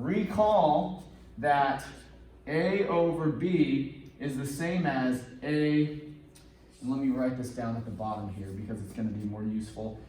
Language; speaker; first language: English; native; English